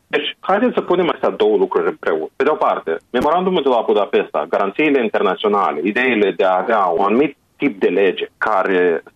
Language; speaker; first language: Romanian; native; Romanian